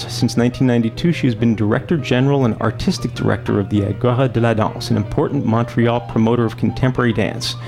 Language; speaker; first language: English; native; English